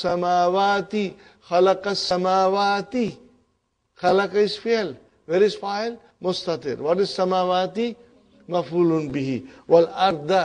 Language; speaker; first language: Arabic; non-native, fluent; Urdu